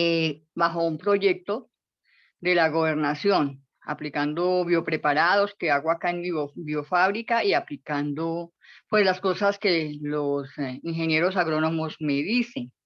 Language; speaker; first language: Spanish; native; Spanish